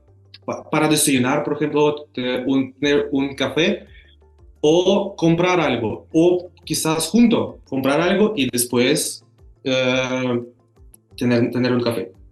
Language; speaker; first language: Spanish; non-native, fluent; Russian